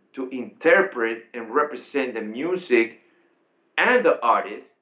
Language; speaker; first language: English; non-native, fluent; Spanish